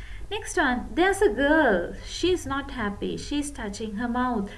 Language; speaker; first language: English; non-native, local second language; Sinhala